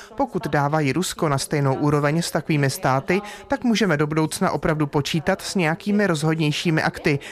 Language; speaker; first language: Czech; non-native, fluent; Hungarian